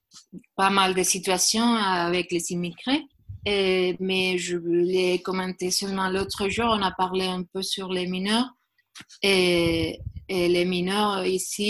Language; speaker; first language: French; non-native, learner; Spanish